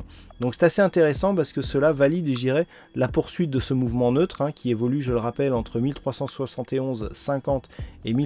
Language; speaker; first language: French; native; French